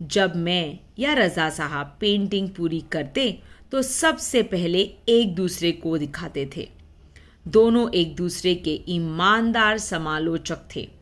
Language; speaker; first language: Hindi; non-native, local second language; Marathi